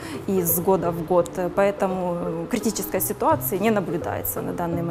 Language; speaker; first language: Russian; native; Russian